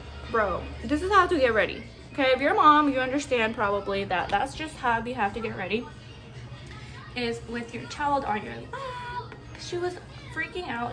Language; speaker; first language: English; early bilingual, other home language; Spanish